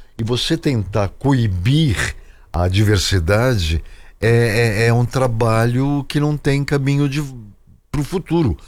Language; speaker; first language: Portuguese; native; Portuguese